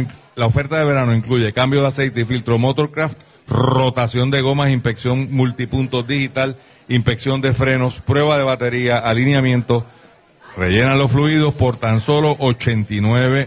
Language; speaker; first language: Spanish; native; Spanish